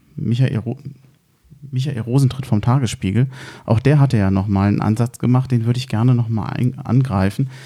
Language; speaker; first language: German; native; German